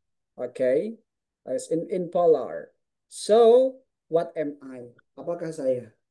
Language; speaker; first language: English; non-native, fluent; Indonesian